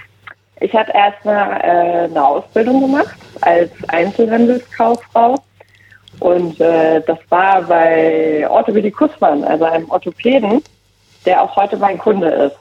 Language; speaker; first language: German; native; German